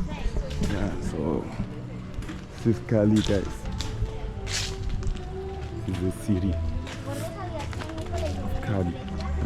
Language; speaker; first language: English; non-native, fluent; French